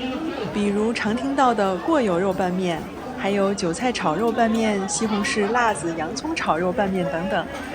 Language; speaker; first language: Chinese; native; Chinese